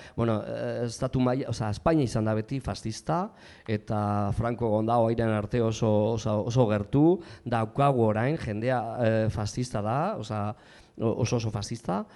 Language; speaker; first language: Basque; non-native, local second language; Spanish